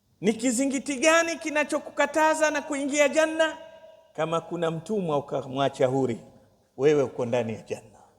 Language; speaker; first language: Swahili; native; Swahili